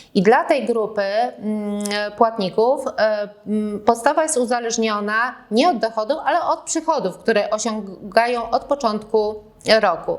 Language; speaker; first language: Polish; native; Polish